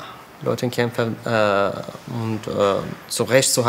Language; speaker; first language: German; non-native, learner; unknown